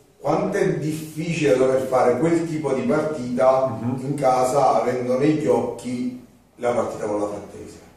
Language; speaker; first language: Italian; native; Italian